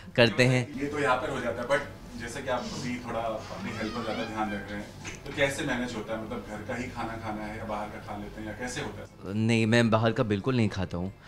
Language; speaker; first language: Hindi; native; Hindi